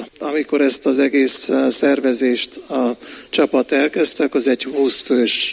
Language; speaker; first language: Hungarian; native; Hungarian